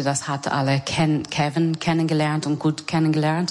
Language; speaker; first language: German; non-native, learner; English